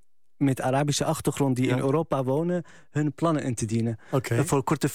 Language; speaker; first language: Dutch; non-native, fluent; Arabic